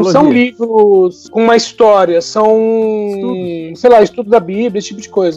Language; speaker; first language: Portuguese; native; Portuguese